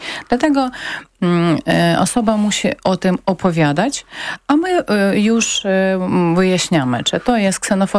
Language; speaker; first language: Polish; non-native, local second language; Ukrainian